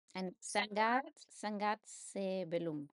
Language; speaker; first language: Indonesian; non-native, learner; English